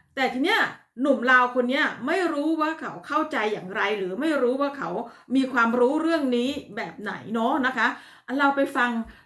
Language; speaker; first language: Thai; native; Thai